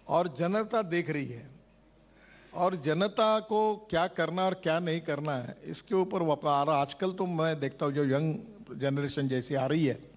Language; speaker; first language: Hindi; non-native, local second language; Marathi